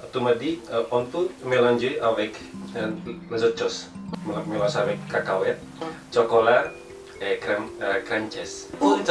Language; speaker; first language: French; non-native, learner; Indonesian